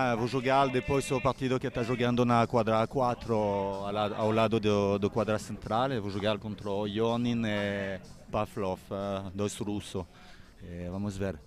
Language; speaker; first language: Portuguese; non-native, learner; Italian